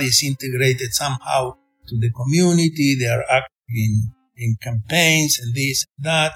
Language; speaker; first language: English; non-native, fluent; Spanish